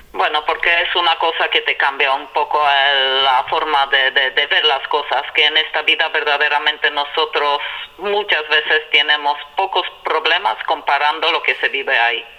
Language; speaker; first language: Spanish; non-native, fluent; Polish